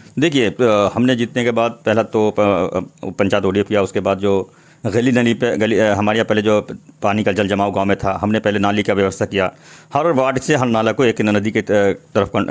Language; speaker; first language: Hindi; native; Hindi